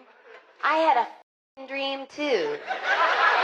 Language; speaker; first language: English; native; English